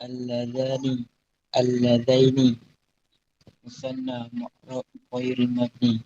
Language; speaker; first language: Arabic; non-native, learner; Malay